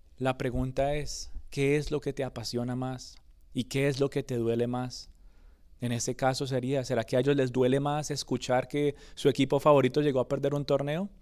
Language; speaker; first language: Spanish; early bilingual, other home language; English